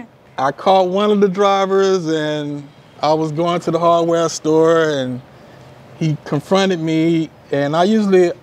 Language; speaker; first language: English; native; English